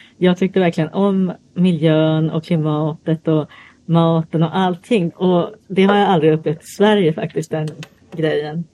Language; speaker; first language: Swedish; native; Swedish